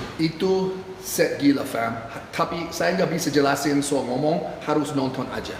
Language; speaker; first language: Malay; non-native, fluent; English